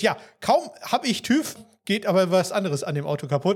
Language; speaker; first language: German; native; German